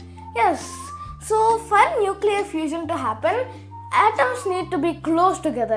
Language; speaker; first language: English; early bilingual, other home language; Telugu